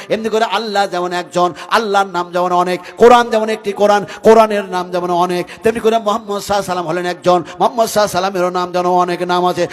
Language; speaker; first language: Bangla; non-native, local second language; Hindi